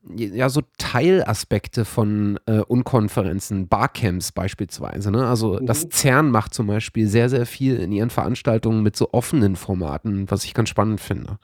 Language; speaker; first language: German; native; German